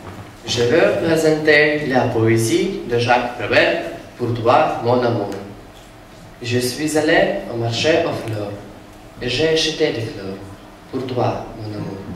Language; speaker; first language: French; non-native, learner; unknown